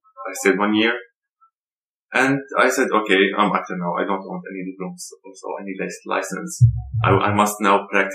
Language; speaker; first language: English; non-native, learner; Arabic